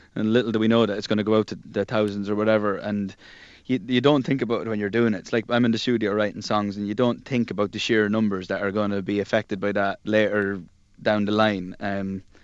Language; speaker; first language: English; native; English